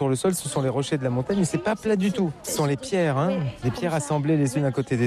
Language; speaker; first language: French; native; French